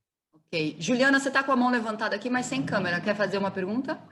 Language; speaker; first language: Portuguese; native; Portuguese